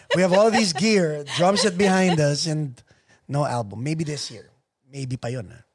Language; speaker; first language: English; non-native, local second language; Filipino